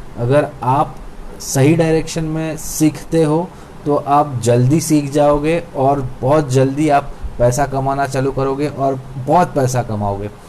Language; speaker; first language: Hindi; non-native, local second language; Marathi